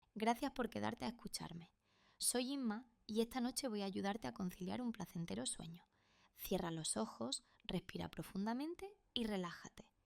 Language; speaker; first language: Spanish; native; Spanish